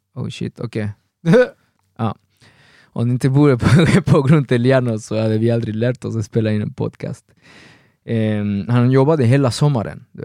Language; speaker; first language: Swedish; non-native, fluent; Spanish